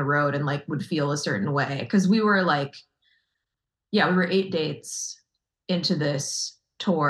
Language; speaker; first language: English; native; English